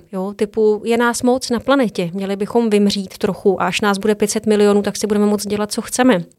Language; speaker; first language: Czech; native; Czech